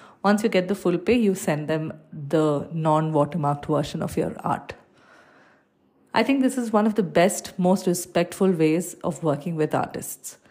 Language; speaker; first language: English; non-native, local second language; Malayalam